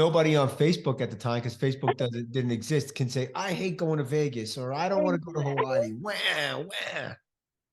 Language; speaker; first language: English; native; English